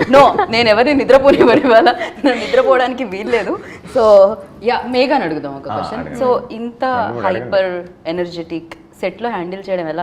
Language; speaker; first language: Telugu; native; Telugu